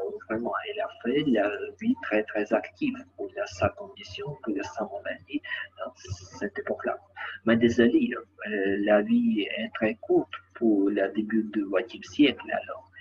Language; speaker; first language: French; non-native, learner; Ukrainian